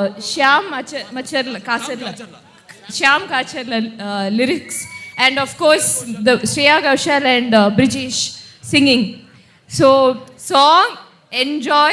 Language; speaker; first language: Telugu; non-native, local second language; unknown